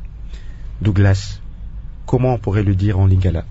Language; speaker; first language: French; non-native, local second language; Kongo